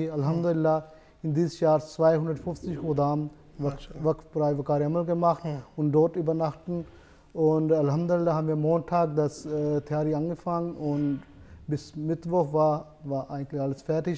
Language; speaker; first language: German; non-native, learner; Urdu